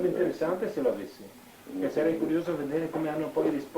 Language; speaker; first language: Italian; native; Italian